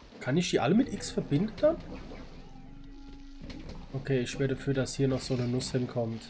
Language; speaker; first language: German; native; German